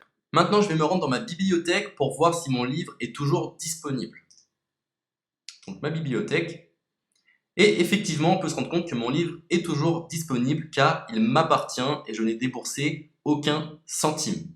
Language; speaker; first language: French; native; French